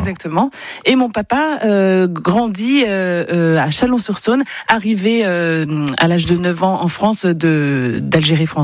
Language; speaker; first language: French; native; French